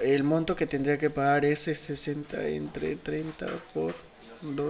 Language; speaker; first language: Spanish; native; Spanish